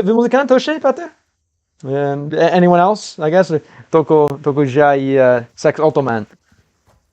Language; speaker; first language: Russian; non-native, learner; English